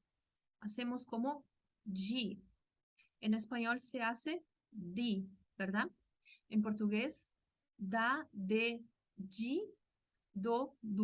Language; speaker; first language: Spanish; non-native, fluent; Portuguese